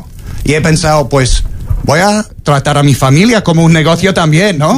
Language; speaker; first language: Spanish; non-native, fluent; English